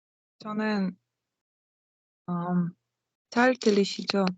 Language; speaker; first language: Korean; non-native, learner; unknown